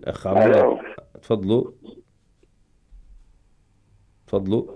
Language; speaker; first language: Arabic; native; Arabic